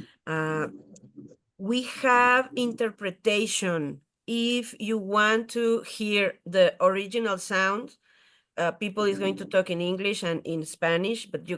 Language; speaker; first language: English; non-native, fluent; Spanish